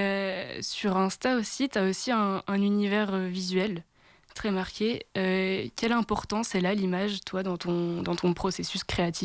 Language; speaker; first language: French; native; French